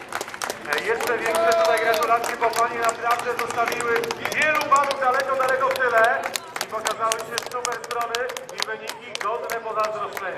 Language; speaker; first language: Polish; native; Polish